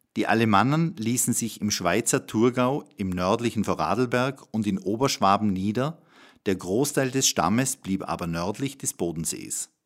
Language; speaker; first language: German; native; German